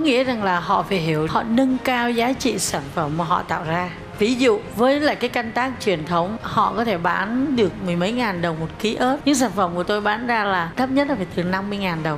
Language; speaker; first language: Vietnamese; native; Vietnamese